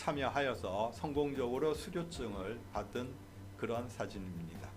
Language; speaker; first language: Korean; native; Korean